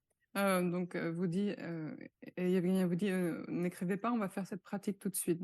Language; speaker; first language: French; native; French